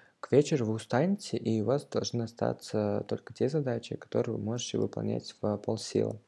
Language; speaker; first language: Russian; native; Russian